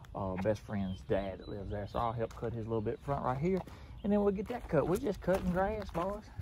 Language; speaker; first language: English; native; English